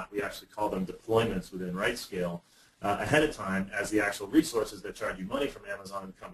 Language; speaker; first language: English; native; English